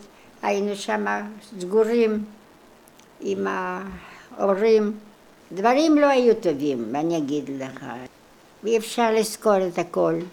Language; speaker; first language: Hebrew; non-native, local second language; Polish